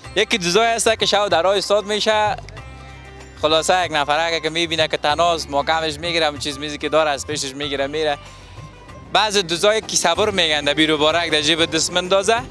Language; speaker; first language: Persian; native; Persian